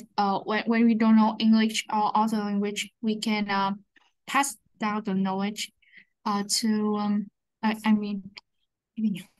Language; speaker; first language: English; non-native, learner; Vietnamese